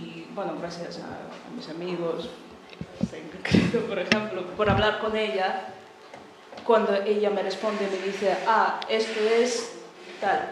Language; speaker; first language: Spanish; non-native, fluent; Russian